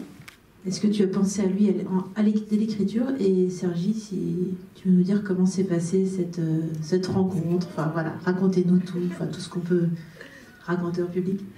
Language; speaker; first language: French; native; French